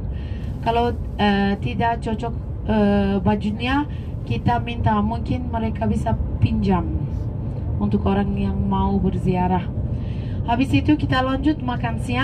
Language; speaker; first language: Indonesian; non-native, fluent; Turkish